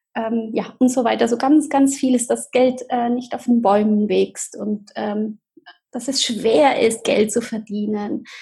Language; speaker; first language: German; non-native, fluent; Spanish